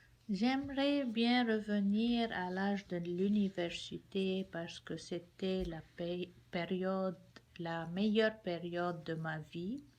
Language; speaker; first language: French; non-native, local second language; Arabic